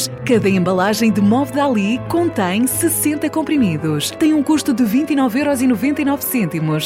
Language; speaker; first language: Portuguese; native; Portuguese